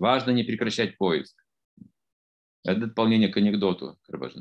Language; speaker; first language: Russian; native; Russian